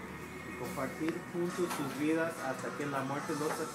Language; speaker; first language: Spanish; early bilingual, heritage; Spanish